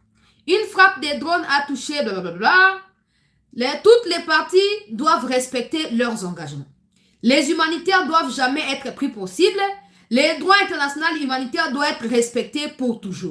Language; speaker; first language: French; non-native, local second language; Lingala